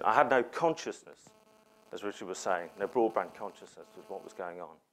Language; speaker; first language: English; native; English